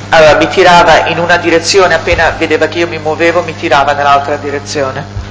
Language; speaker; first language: Italian; native; Italian